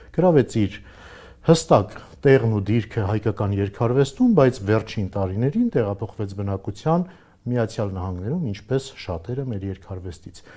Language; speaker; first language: Armenian; native; Armenian